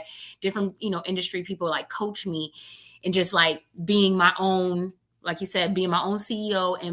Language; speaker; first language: English; native; English